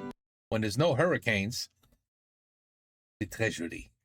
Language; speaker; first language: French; non-native, learner; English